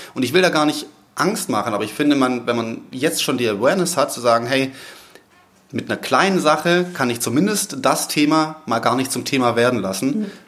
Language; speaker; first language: German; native; German